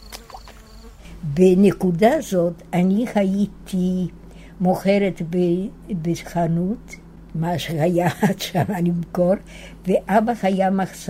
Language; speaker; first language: Hebrew; non-native, fluent; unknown